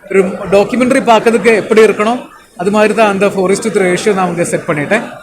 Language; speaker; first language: Tamil; non-native, learner; Malayalam